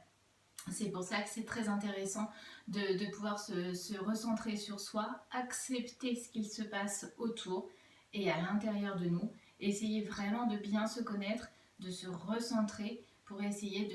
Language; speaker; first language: French; native; French